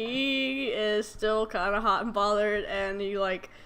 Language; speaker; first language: English; native; English